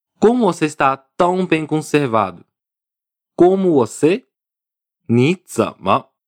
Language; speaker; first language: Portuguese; non-native, fluent; Chinese